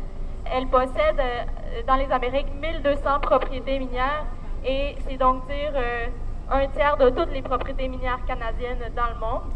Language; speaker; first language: French; native; French